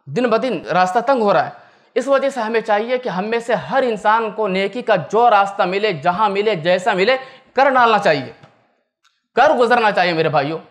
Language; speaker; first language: Hindi; native; Hindi